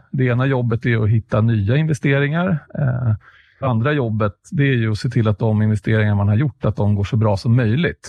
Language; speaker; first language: Swedish; native; Swedish